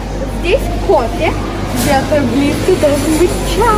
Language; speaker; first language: Russian; early bilingual, heritage; Russian